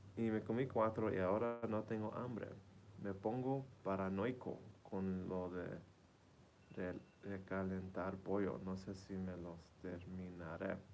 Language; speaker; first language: Spanish; early bilingual, heritage; Spanish